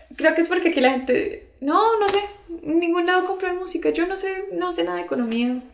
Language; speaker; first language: Spanish; early bilingual, other home language; English